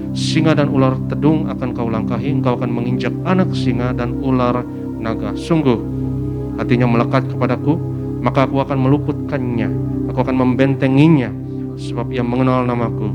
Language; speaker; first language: Indonesian; native; Indonesian